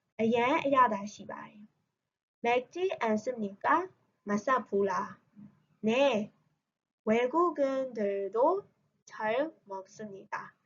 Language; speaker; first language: Korean; non-native, learner; Burmese